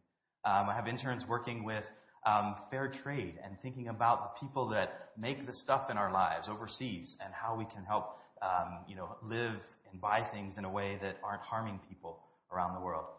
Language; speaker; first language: English; native; English